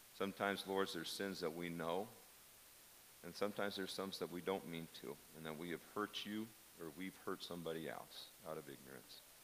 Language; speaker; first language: English; native; English